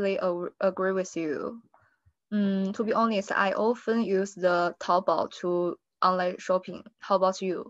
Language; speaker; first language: English; non-native, learner; Chinese